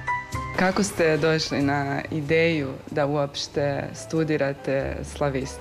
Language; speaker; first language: Serbian; native; Serbian